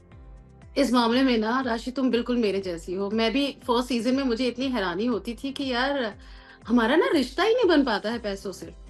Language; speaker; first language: Hindi; native; Hindi